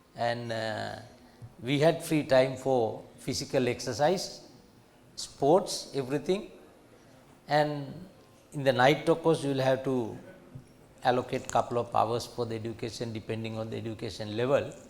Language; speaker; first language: English; non-native, local second language; Sinhala